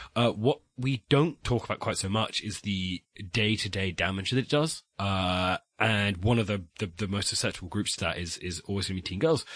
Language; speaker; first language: English; native; English